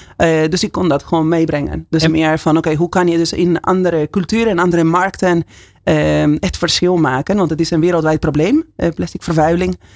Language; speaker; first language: Dutch; non-native, fluent; Spanish